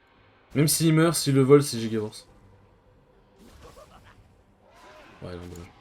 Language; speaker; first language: French; native; French